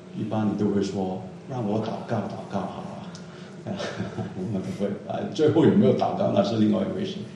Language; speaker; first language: Chinese; non-native, local second language; Cantonese